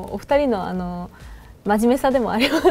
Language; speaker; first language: Japanese; native; Japanese